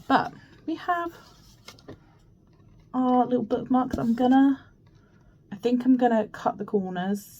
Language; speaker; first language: English; native; English